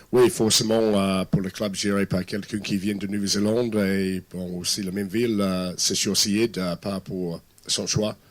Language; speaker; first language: French; non-native, fluent; English